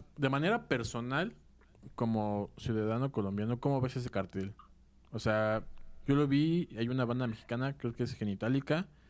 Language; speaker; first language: Spanish; native; Spanish